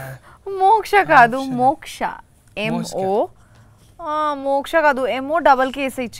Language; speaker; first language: Telugu; non-native, learner; Bangla